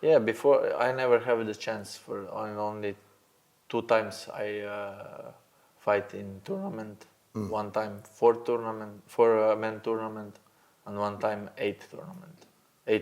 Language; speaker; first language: English; non-native, learner; Slovenian